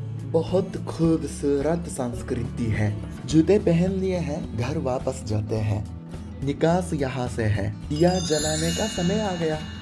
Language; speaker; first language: Hindi; non-native, fluent; Japanese